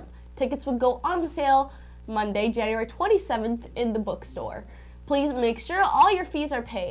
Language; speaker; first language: English; native; English